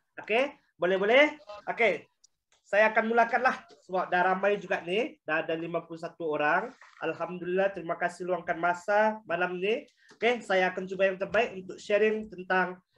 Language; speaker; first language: Malay; native; Malay